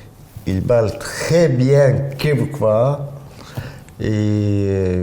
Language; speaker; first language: French; non-native, learner; Arabic